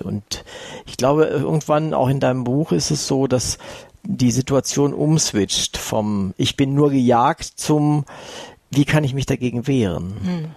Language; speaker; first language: German; native; German